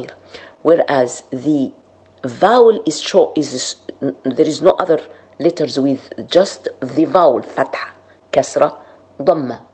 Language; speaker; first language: English; non-native, fluent; Arabic